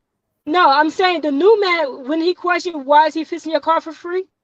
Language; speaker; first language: English; native; English